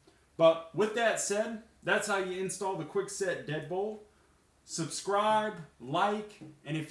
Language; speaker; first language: English; native; English